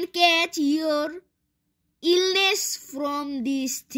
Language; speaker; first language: English; non-native, fluent; Bangla